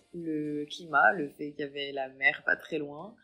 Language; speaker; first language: French; non-native, local second language; Arabic